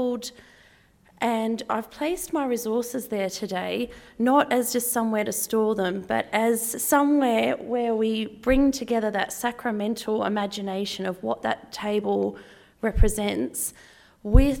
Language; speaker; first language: English; native; English